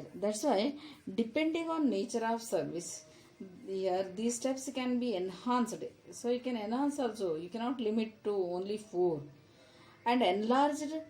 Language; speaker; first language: English; non-native, local second language; Kannada